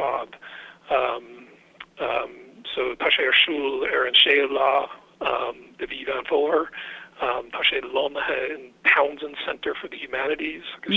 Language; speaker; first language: Irish; non-native, fluent; English